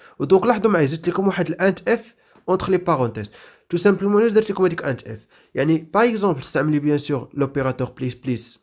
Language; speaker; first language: French; non-native, local second language; Arabic